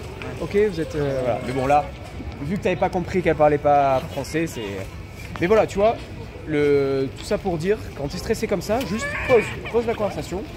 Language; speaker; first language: French; native; French